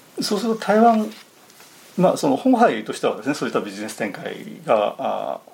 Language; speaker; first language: Japanese; native; Japanese